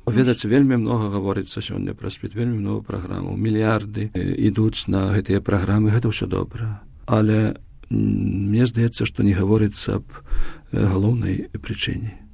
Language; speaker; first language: Belarusian; native; Belarusian